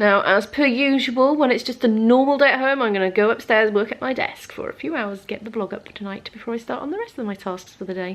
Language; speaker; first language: English; native; English